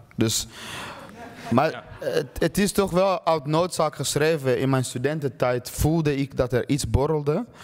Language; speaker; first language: Dutch; early bilingual, other home language; Swahili